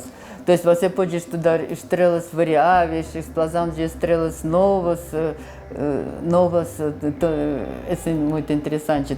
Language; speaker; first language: Portuguese; non-native, fluent; Russian